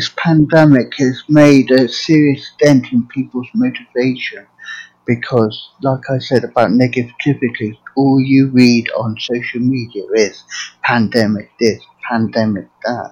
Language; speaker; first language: English; native; English